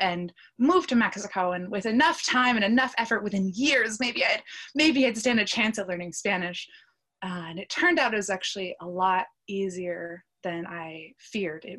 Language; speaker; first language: English; early bilingual, other home language; Polish